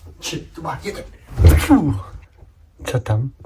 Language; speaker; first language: Polish; non-native, learner; Turkish